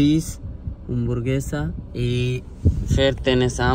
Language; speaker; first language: Spanish; non-native, learner; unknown